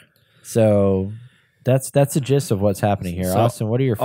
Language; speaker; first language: English; native; English